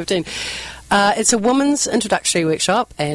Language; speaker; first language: English; native; English